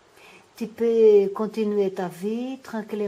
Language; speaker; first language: French; non-native, learner; Portuguese